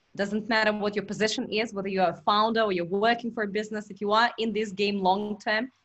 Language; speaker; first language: English; non-native, fluent; Russian